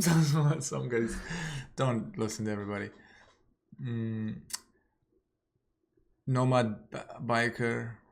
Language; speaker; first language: English; non-native, fluent; Turkish